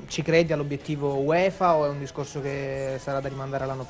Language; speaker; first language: Italian; native; Italian